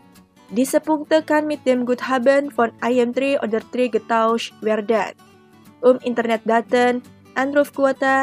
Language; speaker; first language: German; non-native, fluent; Indonesian